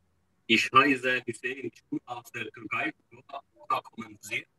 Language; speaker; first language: German; non-native, learner; Turkish